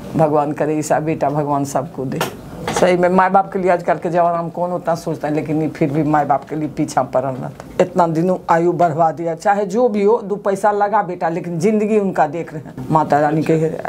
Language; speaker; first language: Hindi; native; Hindi